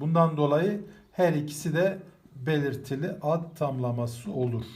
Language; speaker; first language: Turkish; native; Turkish